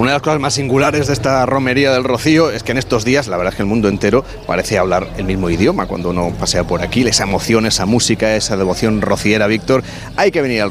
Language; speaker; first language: Spanish; native; Spanish